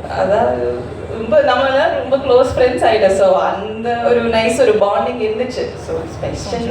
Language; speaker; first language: Tamil; non-native, learner; Malayalam